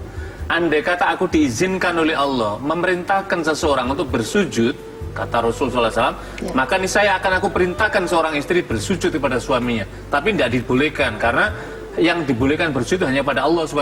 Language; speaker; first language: Indonesian; native; Indonesian